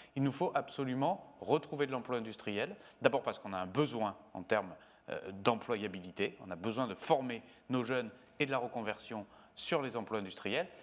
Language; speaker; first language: French; native; French